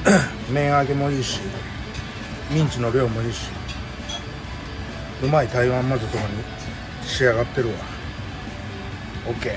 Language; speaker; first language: Japanese; native; Japanese